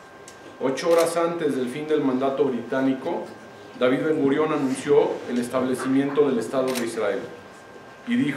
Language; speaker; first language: Spanish; native; Spanish